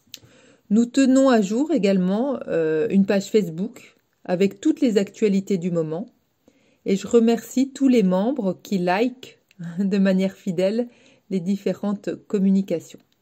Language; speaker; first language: French; native; French